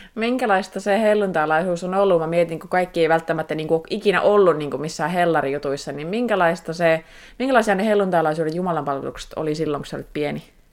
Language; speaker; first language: Finnish; native; Finnish